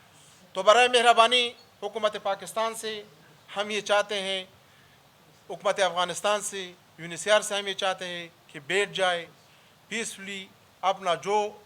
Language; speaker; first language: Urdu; early bilingual, other home language; Pashto